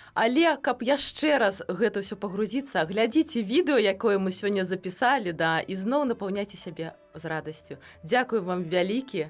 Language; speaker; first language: Belarusian; native; Belarusian